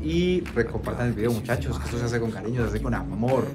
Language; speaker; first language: Spanish; native; Spanish